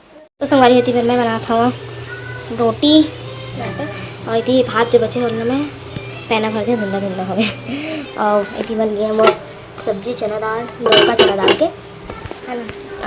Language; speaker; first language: Hindi; non-native, local second language; Chhattisgarhi